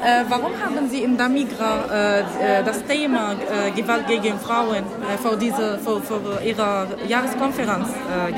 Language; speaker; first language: German; non-native, learner; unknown